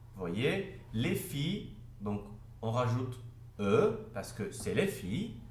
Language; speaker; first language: French; non-native, fluent; Turkish